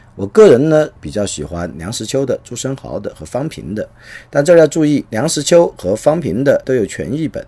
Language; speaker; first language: Chinese; native; Chinese